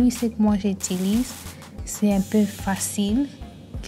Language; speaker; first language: French; early bilingual, heritage; French